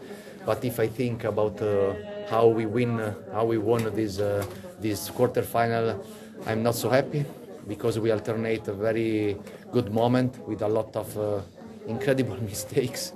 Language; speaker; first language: English; non-native, fluent; Italian